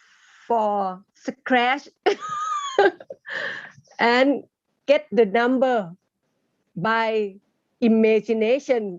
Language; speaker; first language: English; non-native, learner; Thai